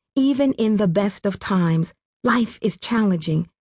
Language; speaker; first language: English; non-native, local second language; Kinyarwanda